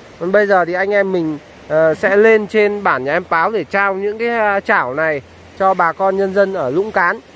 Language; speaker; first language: Vietnamese; native; Vietnamese